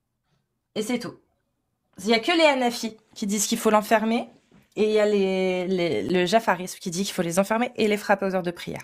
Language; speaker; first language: French; native; French